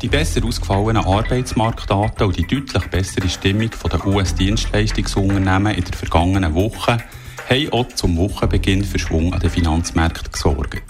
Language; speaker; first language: German; native; German